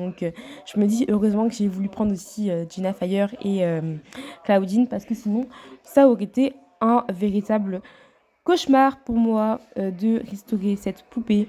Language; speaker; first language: French; native; French